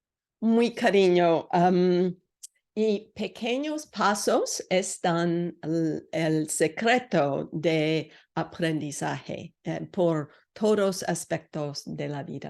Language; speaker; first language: Spanish; non-native, learner; English